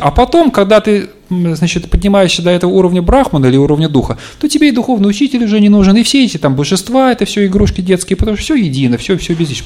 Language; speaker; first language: Russian; native; Russian